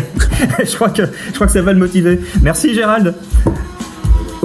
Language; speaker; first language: French; native; French